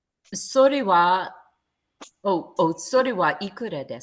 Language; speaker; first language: Japanese; non-native, learner; English